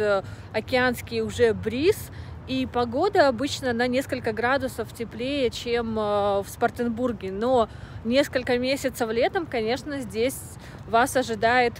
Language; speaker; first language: Russian; native; Russian